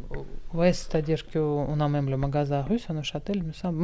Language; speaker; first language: French; non-native, fluent; Russian